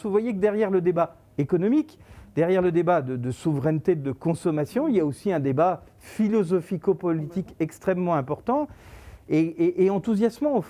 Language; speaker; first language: French; native; French